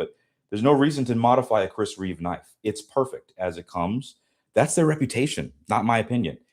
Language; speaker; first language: English; native; English